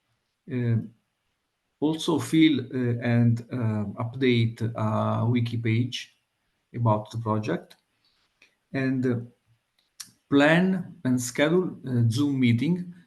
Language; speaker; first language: English; non-native, fluent; Italian